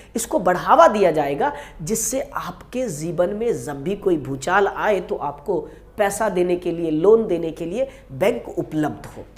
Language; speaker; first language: Hindi; native; Hindi